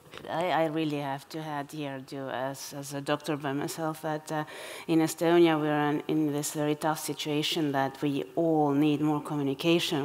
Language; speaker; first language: English; non-native, fluent; Estonian